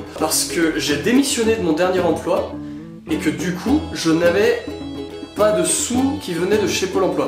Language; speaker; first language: French; native; French